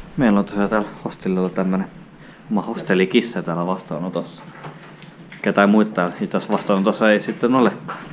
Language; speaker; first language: Finnish; native; Finnish